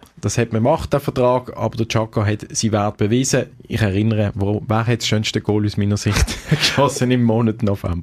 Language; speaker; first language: German; native; German